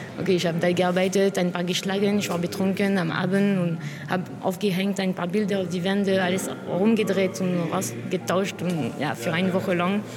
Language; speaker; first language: German; non-native, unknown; French